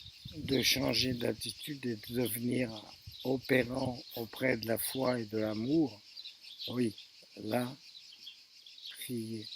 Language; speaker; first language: French; native; French